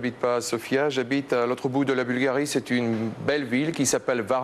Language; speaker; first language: French; non-native, fluent; Bulgarian